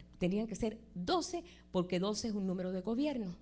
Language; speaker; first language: Spanish; native; Spanish